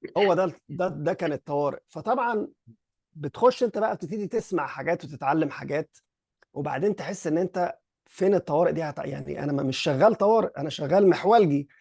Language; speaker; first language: Egyptian Arabic; early bilingual, heritage; Arabic